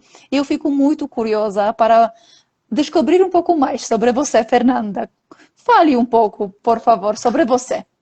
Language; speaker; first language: Portuguese; non-native, fluent; Polish